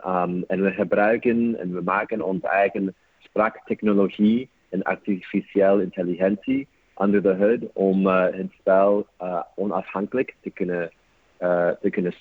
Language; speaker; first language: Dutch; non-native, fluent; English